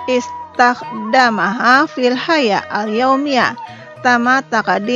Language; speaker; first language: Arabic; non-native, fluent; Indonesian